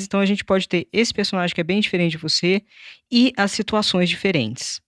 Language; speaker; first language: Portuguese; native; Portuguese